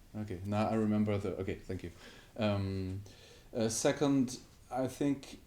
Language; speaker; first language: English; non-native, fluent; French